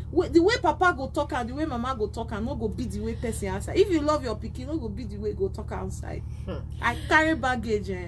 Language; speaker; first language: Nigerian Pidgin; non-native, local second language; Yoruba